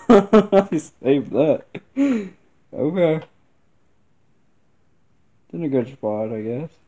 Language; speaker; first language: English; native; English